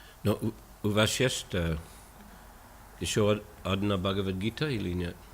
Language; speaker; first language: Russian; non-native, learner; English